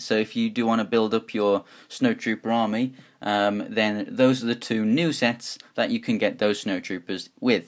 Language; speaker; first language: English; native; English